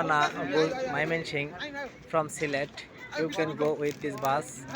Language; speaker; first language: English; non-native, learner; Bangla